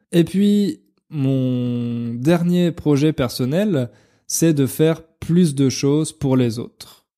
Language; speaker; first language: French; native; French